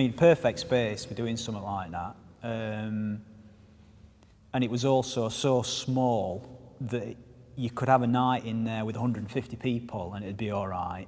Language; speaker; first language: English; native; English